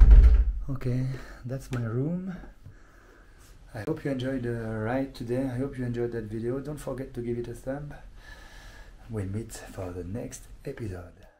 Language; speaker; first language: English; non-native, fluent; French